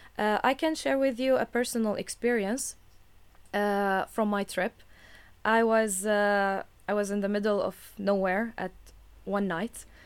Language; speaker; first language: English; non-native, fluent; Arabic